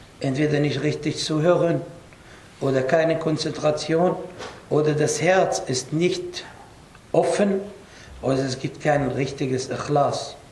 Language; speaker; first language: German; non-native, fluent; Arabic